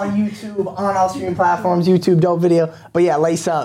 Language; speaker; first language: English; native; English